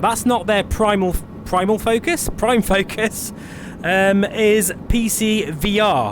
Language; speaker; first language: English; native; English